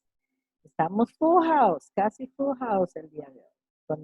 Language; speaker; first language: Spanish; native; Spanish